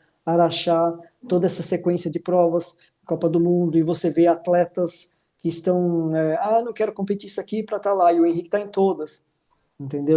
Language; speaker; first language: Portuguese; native; Portuguese